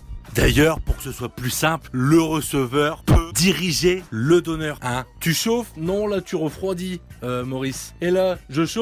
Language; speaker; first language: French; native; French